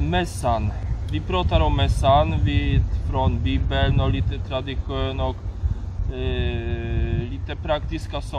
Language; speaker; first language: Swedish; non-native, fluent; Polish